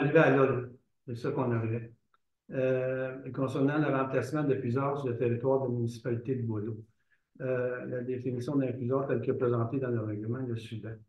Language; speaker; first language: French; native; French